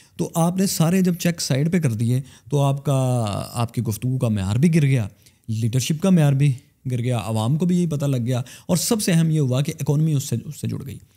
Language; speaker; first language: Urdu; native; Urdu